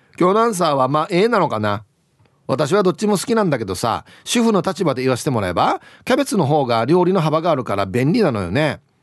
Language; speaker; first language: Japanese; native; Japanese